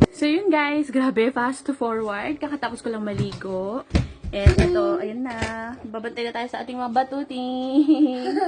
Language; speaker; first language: Filipino; native; Filipino